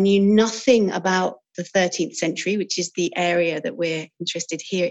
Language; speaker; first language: English; native; English